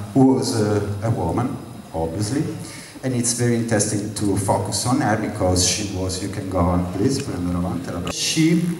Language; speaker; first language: English; non-native, fluent; Italian